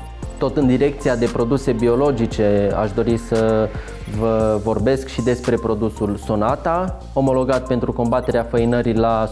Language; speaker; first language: Romanian; native; Romanian